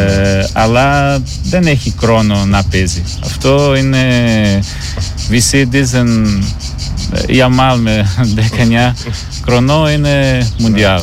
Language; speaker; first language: Greek; non-native, learner; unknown